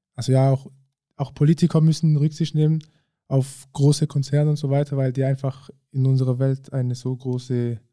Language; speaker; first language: German; early bilingual, other home language; French